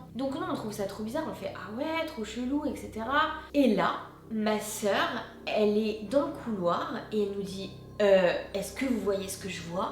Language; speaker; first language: French; native; French